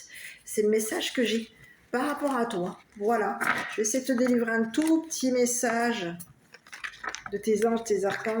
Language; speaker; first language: French; native; French